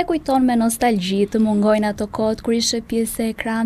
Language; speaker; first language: Albanian; native; Albanian